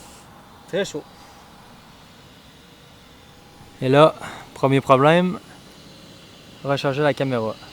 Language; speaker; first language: French; native; French